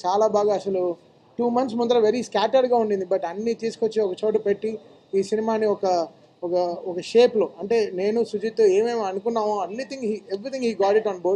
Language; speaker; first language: Telugu; native; Telugu